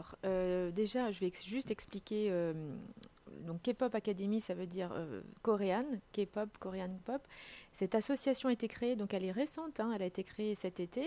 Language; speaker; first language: French; native; French